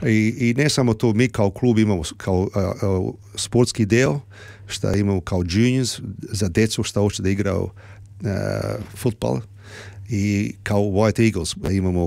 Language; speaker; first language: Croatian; early bilingual, heritage; Serbian